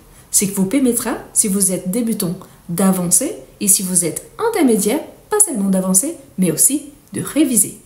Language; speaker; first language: French; native; French